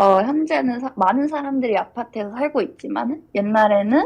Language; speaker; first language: Korean; native; Korean